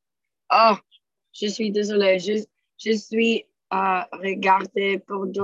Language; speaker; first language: French; non-native, learner; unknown